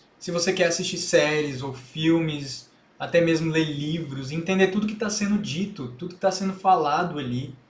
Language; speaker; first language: Portuguese; early bilingual, heritage; Portuguese